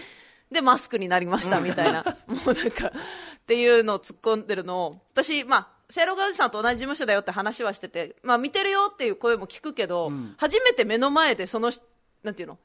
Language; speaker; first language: Japanese; native; Japanese